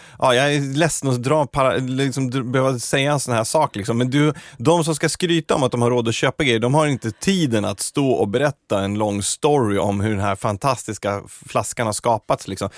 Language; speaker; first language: Swedish; native; Swedish